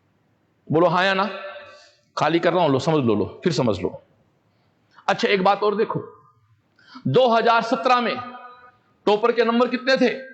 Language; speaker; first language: Hindi; native; Hindi